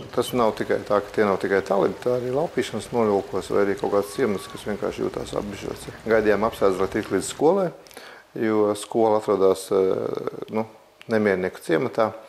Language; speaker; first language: Latvian; native; Latvian